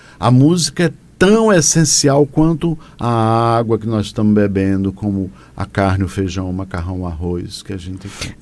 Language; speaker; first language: Portuguese; native; Portuguese